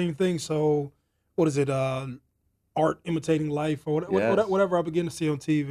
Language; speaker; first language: English; native; English